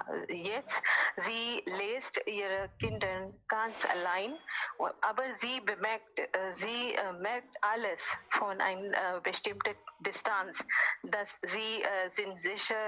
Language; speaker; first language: German; non-native, learner; Hindi